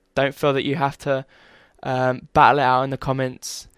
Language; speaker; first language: English; native; English